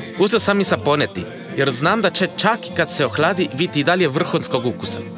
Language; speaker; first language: Serbian; non-native, fluent; Spanish